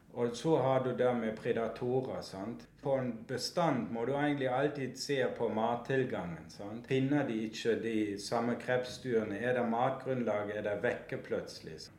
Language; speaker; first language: Norwegian; non-native, fluent; German